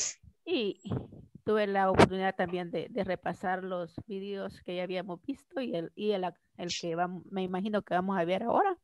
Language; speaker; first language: Spanish; native; Spanish